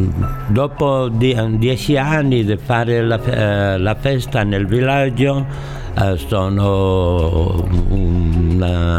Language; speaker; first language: Italian; non-native, learner; Catalan